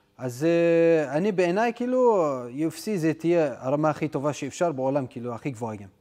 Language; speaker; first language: Hebrew; non-native, local second language; Adyghe